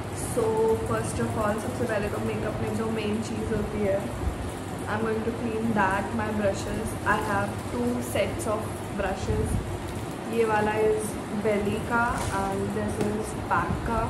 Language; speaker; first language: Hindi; native; Hindi